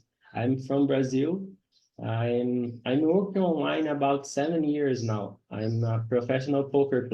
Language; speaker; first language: English; non-native, learner; Portuguese